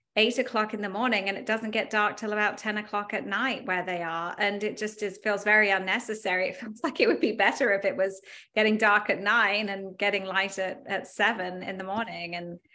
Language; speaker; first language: English; native; English